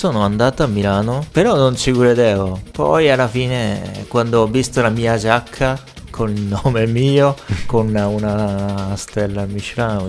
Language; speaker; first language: Italian; non-native, fluent; Japanese